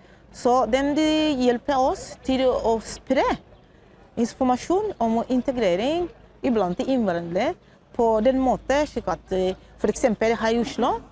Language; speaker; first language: Norwegian; non-native, fluent; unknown